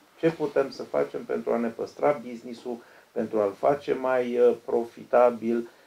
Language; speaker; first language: Romanian; native; Romanian